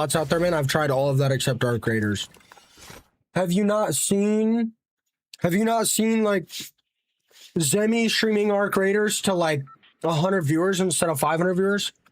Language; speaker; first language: English; native; English